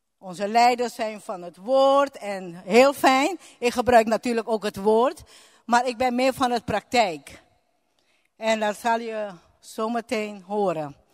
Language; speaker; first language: Dutch; non-native, local second language; Papiamento